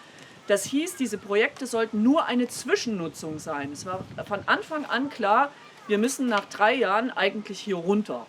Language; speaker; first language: German; native; German